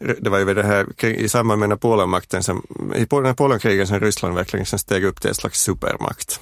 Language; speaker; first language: Swedish; native; Swedish